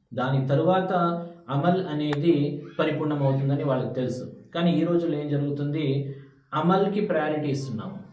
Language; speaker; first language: Telugu; non-native, local second language; Urdu